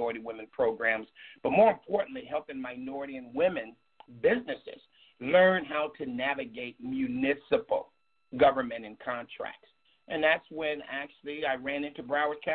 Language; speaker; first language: English; native; English